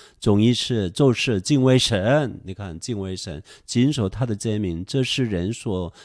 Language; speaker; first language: Chinese; non-native, fluent; Korean